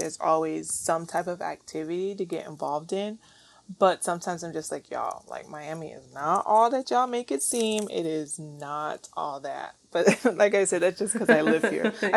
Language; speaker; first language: English; native; English